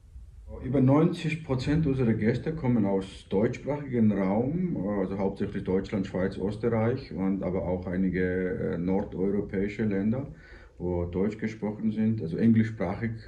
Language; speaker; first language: German; non-native, fluent; Georgian